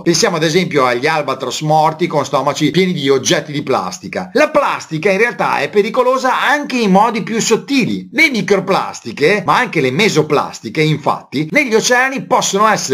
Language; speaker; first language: Italian; native; Italian